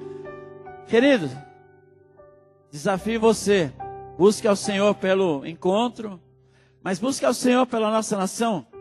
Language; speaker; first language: Portuguese; native; Portuguese